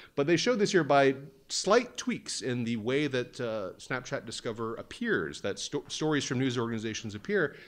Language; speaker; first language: English; native; English